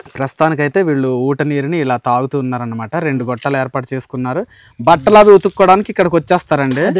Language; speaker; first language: Telugu; native; Telugu